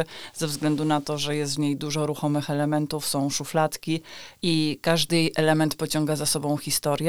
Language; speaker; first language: Polish; native; Polish